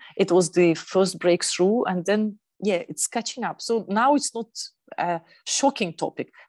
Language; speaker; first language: English; non-native, fluent; Russian